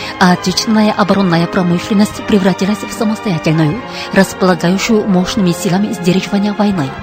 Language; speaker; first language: Russian; non-native, fluent; Korean